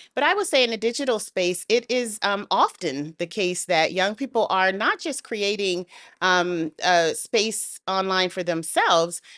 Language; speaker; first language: English; native; English